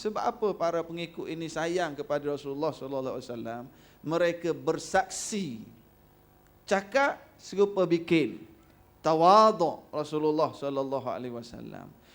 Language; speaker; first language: Malay; native; Malay